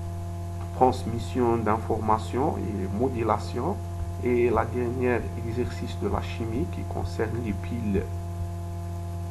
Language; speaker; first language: French; non-native, local second language; Arabic